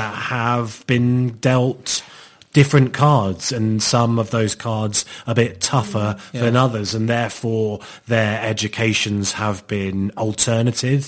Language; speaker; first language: English; native; English